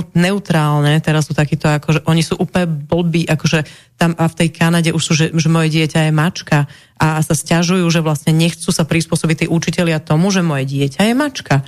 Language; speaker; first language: Slovak; native; Slovak